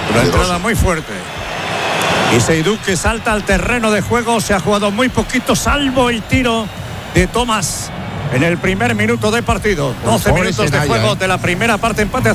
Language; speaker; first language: Spanish; native; Spanish